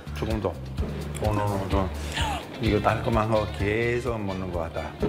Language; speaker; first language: Korean; non-native, fluent; Italian